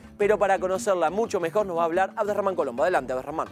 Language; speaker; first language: Spanish; native; Spanish